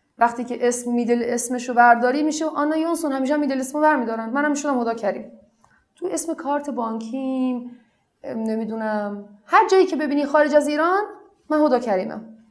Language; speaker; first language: Persian; non-native, local second language; Arabic